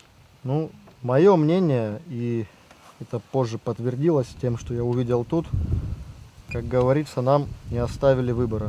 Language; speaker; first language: Russian; native; Russian